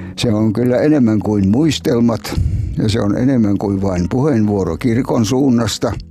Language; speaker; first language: Finnish; native; Finnish